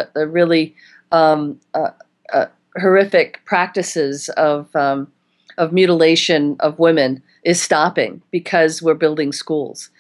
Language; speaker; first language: English; native; English